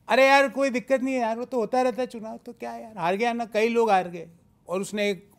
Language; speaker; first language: Hindi; native; Hindi